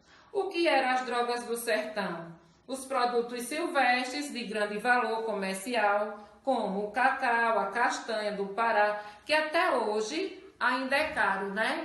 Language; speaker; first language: Portuguese; native; Portuguese